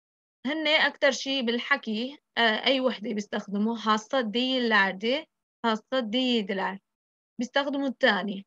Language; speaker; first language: Arabic; native; Arabic